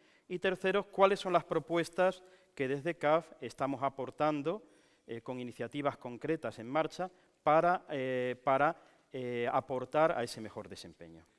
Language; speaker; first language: Spanish; native; Spanish